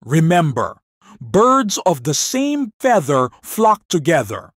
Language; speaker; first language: English; non-native, local second language; Filipino